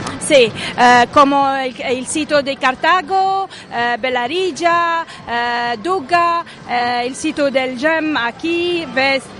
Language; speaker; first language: Spanish; non-native, local second language; Arabic